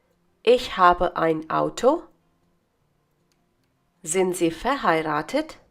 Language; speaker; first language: German; non-native, fluent; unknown